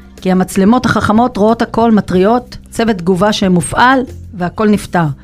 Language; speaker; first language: Hebrew; native; Hebrew